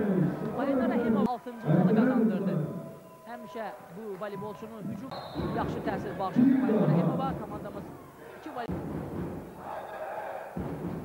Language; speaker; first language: Azerbaijani; native; Azerbaijani